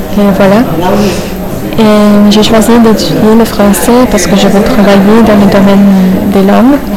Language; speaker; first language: French; non-native, fluent; English